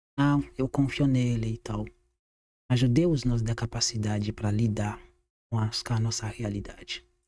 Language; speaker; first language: Portuguese; non-native, fluent; Haitian Creole